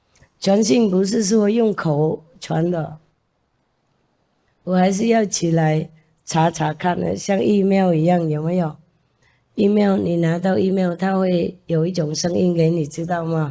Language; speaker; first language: Chinese; non-native, fluent; Vietnamese